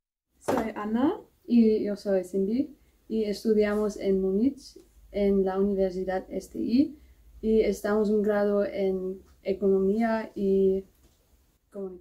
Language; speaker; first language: Spanish; non-native, learner; German